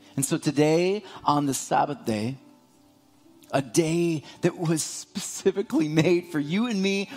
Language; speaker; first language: English; native; English